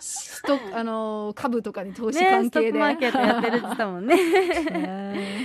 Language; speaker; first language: Japanese; native; Japanese